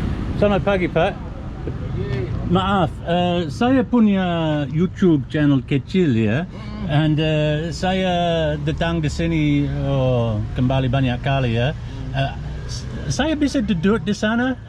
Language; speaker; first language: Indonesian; non-native, learner; English